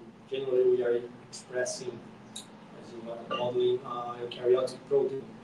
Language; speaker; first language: English; non-native, fluent; Portuguese